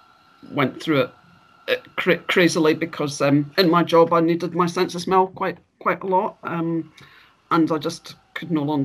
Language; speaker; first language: English; native; English